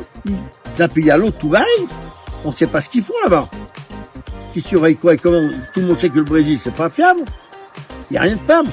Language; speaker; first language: French; native; French